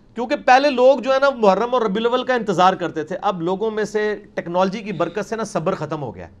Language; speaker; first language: Urdu; non-native, local second language; Punjabi